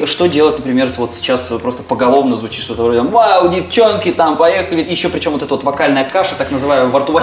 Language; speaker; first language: Russian; native; Russian